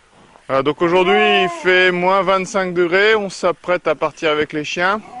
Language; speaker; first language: French; native; French